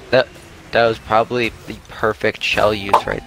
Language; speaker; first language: English; native; English